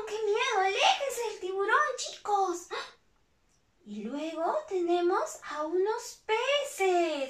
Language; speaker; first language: Spanish; native; Spanish